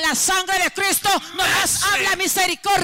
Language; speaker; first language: Spanish; native; Spanish